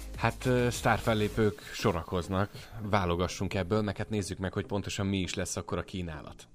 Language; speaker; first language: Hungarian; native; Hungarian